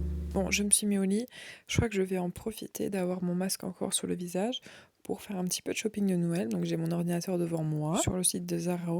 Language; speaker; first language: French; native; French